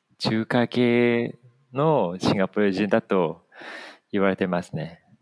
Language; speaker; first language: Japanese; non-native, fluent; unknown